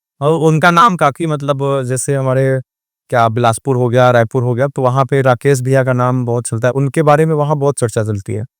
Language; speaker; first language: Hindi; native; Hindi